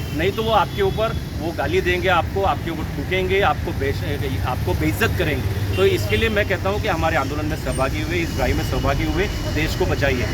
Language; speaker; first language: Hindi; native; Hindi